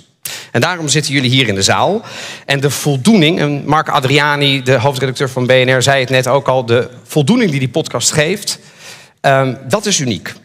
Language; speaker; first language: Dutch; native; Dutch